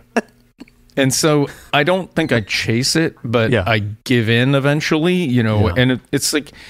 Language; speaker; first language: English; native; English